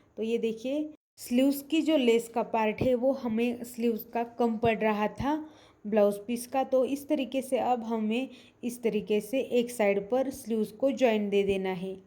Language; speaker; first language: Hindi; non-native, local second language; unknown